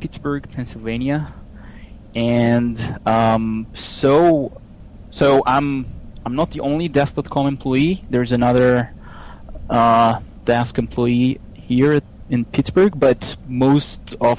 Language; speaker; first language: English; non-native, fluent; Hebrew